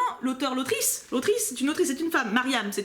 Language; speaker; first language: French; native; French